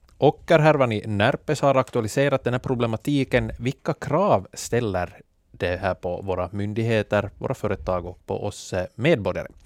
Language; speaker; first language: Swedish; native; Swedish